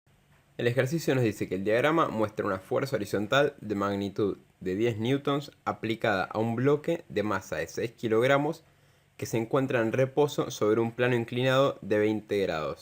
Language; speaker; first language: Spanish; native; Spanish